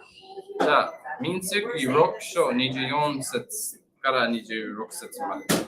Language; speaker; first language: Japanese; non-native, learner; English